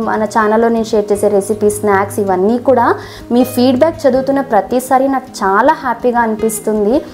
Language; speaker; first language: Telugu; non-native, local second language; Kannada